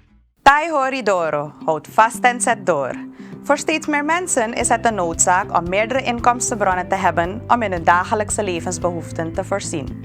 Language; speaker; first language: Dutch; native; Dutch